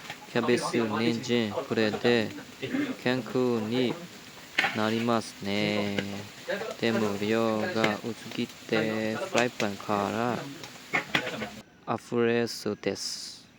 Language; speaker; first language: Japanese; non-native, learner; Vietnamese